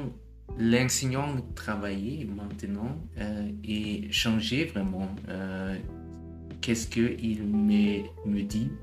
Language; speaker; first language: French; non-native, learner; German